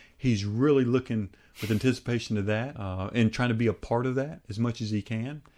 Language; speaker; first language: English; native; English